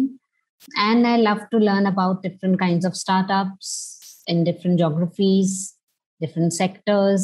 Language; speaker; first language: English; non-native, local second language; Hindi